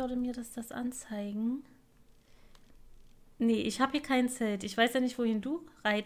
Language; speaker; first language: German; native; German